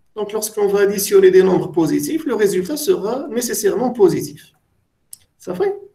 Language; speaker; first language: French; non-native, local second language; Arabic